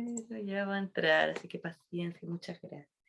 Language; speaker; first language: Spanish; native; Spanish